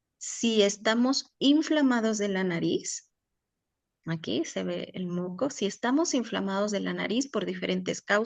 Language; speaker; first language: Spanish; native; Spanish